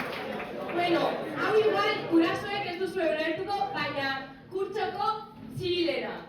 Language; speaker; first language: Basque; non-native, local second language; Spanish